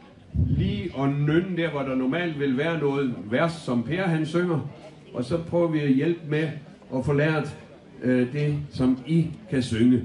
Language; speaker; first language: Danish; native; Danish